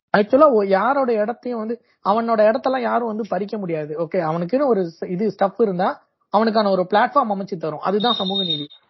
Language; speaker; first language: Tamil; native; Tamil